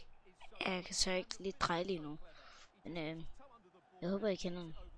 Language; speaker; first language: Danish; native; Danish